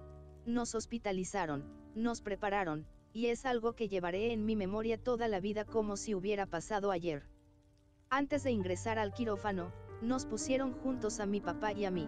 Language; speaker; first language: Spanish; native; Spanish